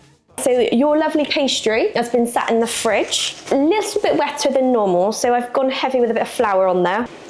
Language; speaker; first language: English; native; English